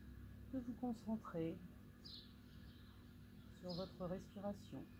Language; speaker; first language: French; native; French